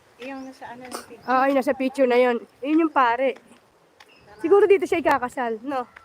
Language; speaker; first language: Filipino; native; Filipino